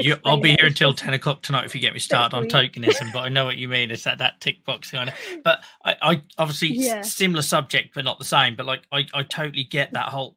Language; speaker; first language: English; native; English